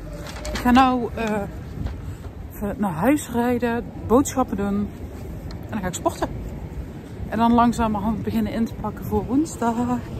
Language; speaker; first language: Dutch; native; Dutch